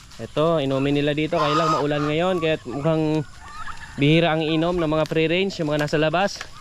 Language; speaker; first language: Filipino; non-native, local second language; Cebuano